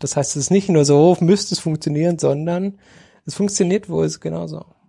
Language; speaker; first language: German; native; German